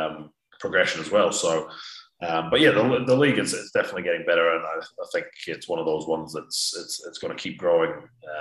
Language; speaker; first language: English; native; English